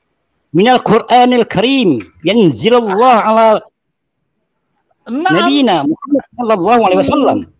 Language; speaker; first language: Arabic; non-native, learner; Indonesian